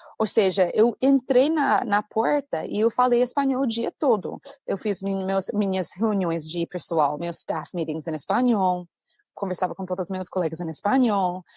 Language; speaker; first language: Portuguese; non-native, fluent; English